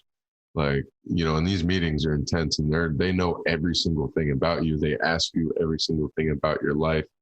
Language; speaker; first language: English; native; English